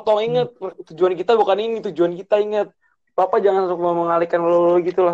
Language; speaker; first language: Indonesian; native; Indonesian